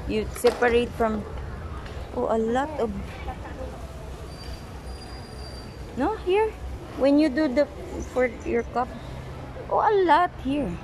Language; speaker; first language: English; non-native, local second language; Filipino